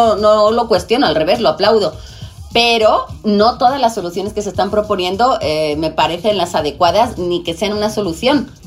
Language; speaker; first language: Spanish; native; Spanish